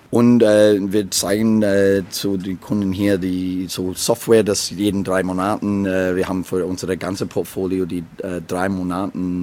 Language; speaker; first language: German; non-native, learner; English